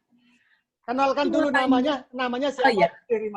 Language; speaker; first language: Indonesian; native; Indonesian